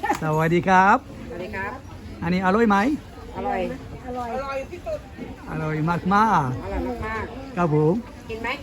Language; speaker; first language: Thai; non-native, learner; Turkish